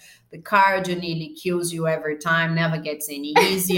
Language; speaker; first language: English; non-native, fluent; Portuguese